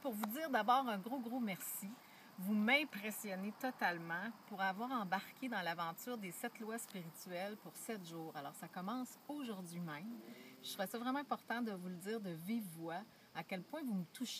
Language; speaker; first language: French; native; French